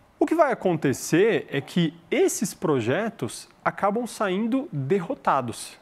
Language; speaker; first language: Portuguese; early bilingual, other home language; Arabic